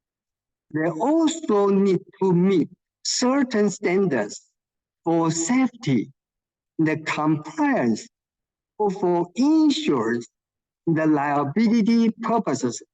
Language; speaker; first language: English; non-native, fluent; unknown